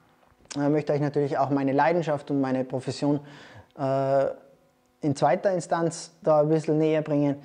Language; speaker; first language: German; native; German